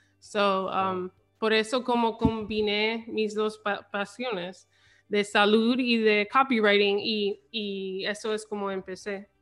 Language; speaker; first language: Spanish; early bilingual, heritage; English